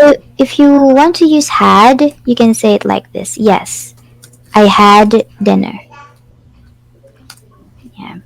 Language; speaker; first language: English; non-native, fluent; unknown